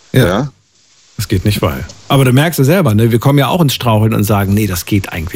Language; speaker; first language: German; native; German